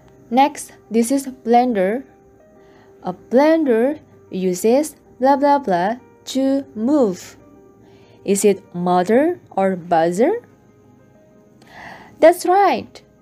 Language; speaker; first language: English; non-native, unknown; Indonesian